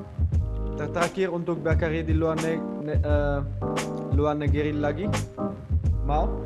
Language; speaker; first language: Indonesian; non-native, learner; Dutch